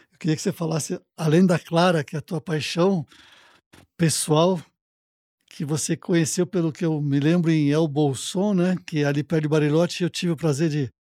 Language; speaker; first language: Portuguese; native; Portuguese